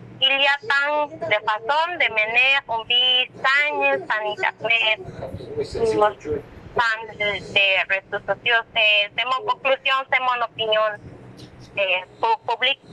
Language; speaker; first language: French; non-native, learner; Spanish